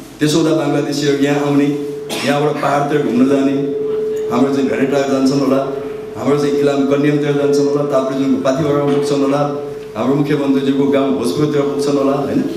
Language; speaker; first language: Nepali; native; Nepali